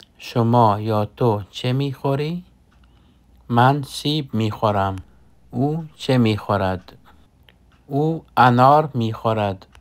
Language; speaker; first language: Persian; non-native, fluent; Urdu